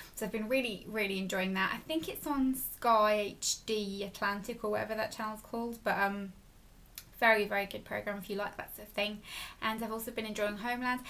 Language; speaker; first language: English; native; English